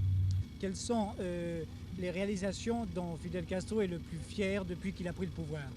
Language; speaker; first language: French; native; French